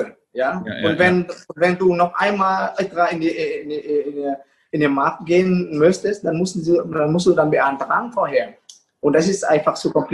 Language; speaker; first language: German; non-native, fluent; Vietnamese